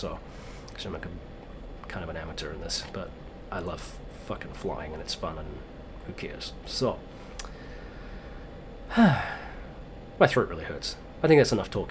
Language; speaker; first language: English; native; English